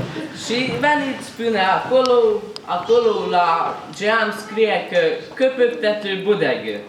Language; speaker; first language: Romanian; non-native, learner; Hungarian